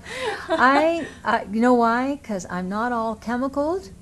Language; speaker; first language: English; native; English